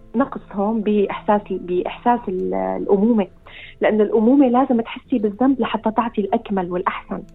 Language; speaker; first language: Arabic; native; Arabic